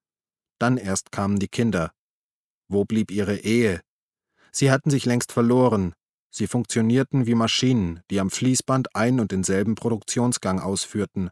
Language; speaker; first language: German; native; German